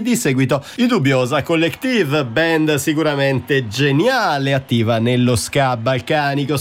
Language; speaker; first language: Italian; native; Italian